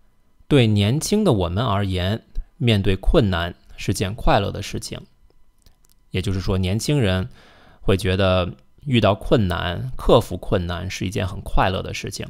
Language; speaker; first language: Chinese; non-native, fluent; English